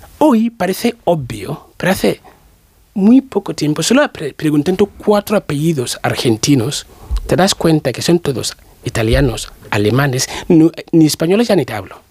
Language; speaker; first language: Spanish; non-native, fluent; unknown